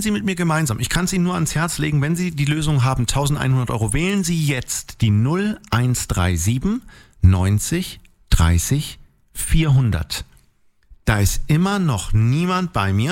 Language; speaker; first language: German; native; German